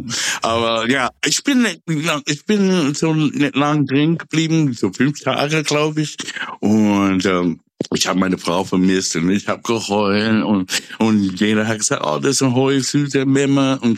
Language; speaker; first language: German; non-native, fluent; English